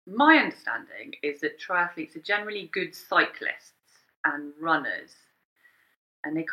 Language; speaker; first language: English; native; English